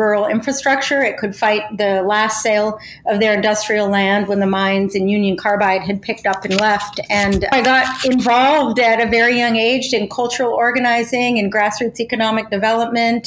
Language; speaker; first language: English; native; English